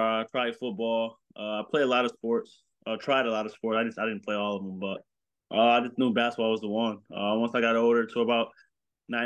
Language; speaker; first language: English; native; English